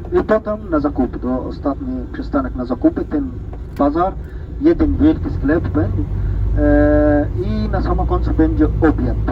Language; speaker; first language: Polish; non-native, learner; Arabic